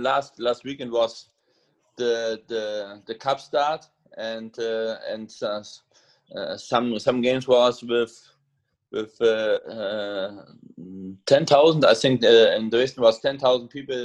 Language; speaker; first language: English; non-native, learner; German